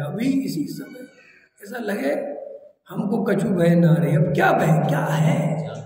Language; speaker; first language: Hindi; native; Hindi